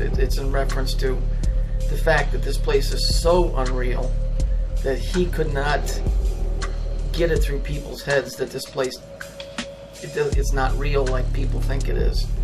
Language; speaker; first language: English; native; English